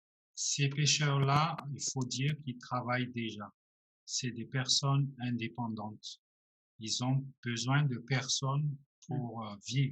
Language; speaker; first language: French; non-native, local second language; Malagasy